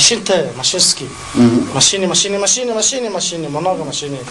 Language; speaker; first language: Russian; non-native, learner; Mongolian